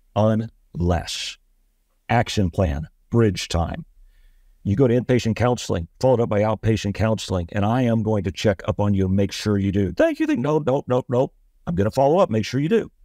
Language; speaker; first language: English; native; English